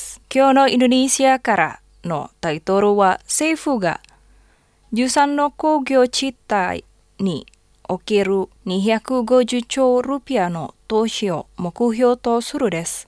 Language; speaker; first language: Japanese; non-native, fluent; Indonesian